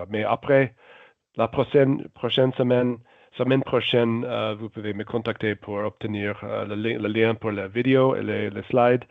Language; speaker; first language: French; non-native, local second language; German